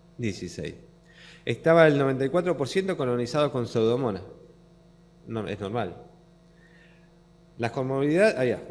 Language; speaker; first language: Spanish; native; Spanish